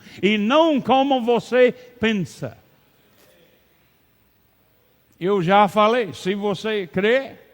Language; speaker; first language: Portuguese; non-native, learner; English